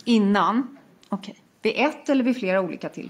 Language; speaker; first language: Swedish; native; Swedish